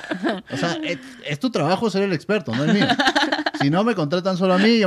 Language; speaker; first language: Spanish; native; Spanish